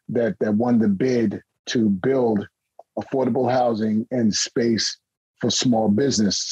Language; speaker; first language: English; native; English